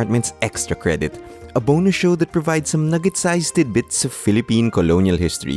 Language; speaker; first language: English; non-native, local second language; Filipino